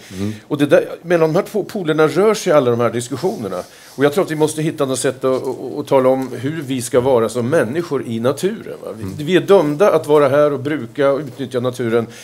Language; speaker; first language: Swedish; native; Swedish